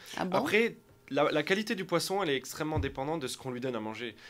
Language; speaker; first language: French; native; French